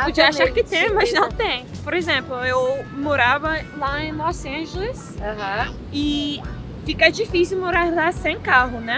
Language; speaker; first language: Portuguese; non-native, fluent; French